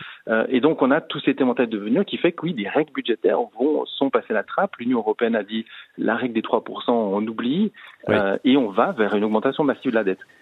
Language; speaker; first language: French; native; French